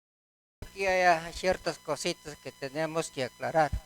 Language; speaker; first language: Spanish; native; Spanish